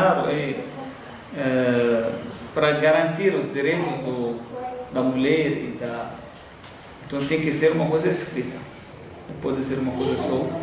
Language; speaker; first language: Portuguese; non-native, fluent; Arabic